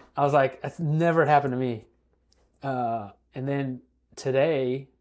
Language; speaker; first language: English; native; English